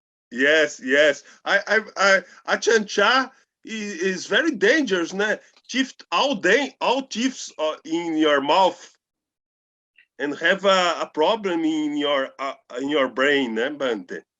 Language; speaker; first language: English; non-native, learner; Portuguese